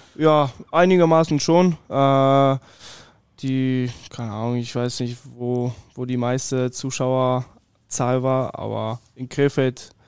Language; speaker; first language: German; early bilingual, other home language; Polish